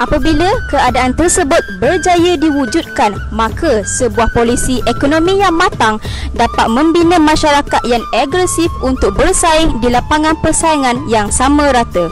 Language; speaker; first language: Malay; native; Malay